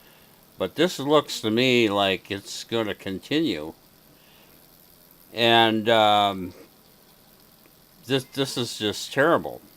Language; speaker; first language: English; native; English